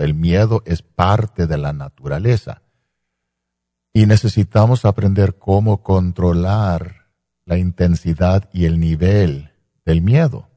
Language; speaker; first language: Spanish; non-native, fluent; English